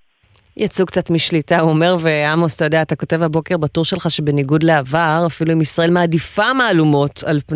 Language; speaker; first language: Hebrew; native; Hebrew